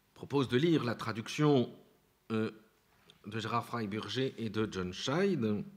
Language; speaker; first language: French; native; French